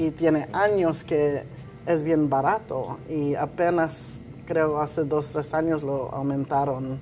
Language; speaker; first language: Spanish; early bilingual, heritage; Spanish